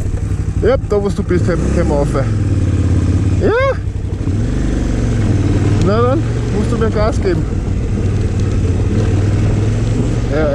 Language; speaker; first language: German; native; German